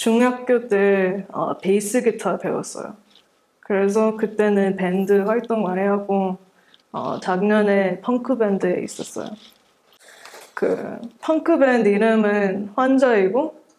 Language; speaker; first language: Korean; early bilingual, heritage; English